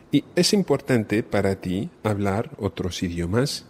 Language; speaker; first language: Spanish; non-native, fluent; English